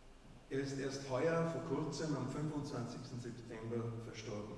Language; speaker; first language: German; native; German